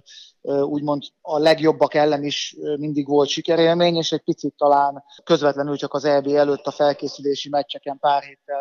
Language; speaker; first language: Hungarian; native; Hungarian